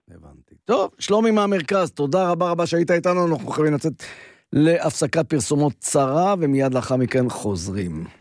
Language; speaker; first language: Hebrew; native; Hebrew